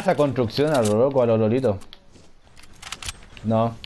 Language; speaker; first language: Spanish; native; Spanish